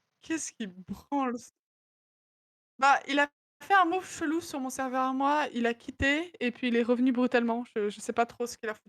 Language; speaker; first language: French; native; French